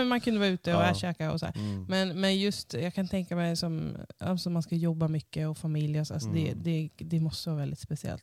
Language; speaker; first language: Swedish; native; Swedish